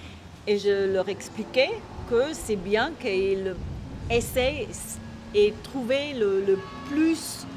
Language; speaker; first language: French; non-native, fluent; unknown